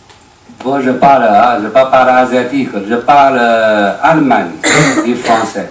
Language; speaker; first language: French; non-native, learner; Chinese